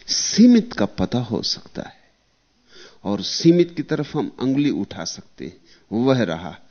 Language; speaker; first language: Hindi; native; Hindi